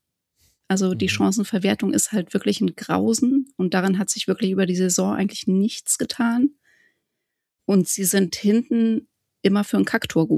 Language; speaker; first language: German; native; German